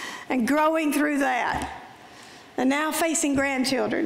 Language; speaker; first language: English; native; English